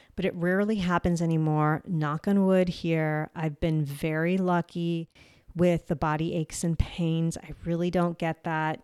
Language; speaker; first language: English; native; English